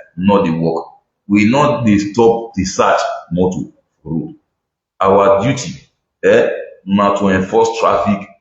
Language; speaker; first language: Nigerian Pidgin; non-native, local second language; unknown